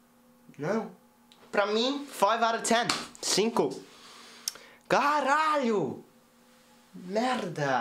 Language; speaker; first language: Portuguese; non-native, learner; English